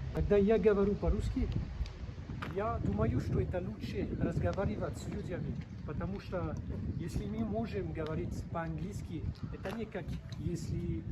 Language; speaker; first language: Russian; non-native, learner; French